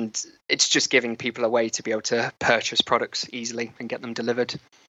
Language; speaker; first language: English; native; English